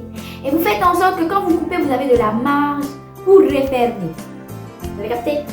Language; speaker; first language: French; native; French